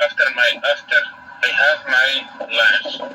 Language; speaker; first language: English; non-native, learner; Arabic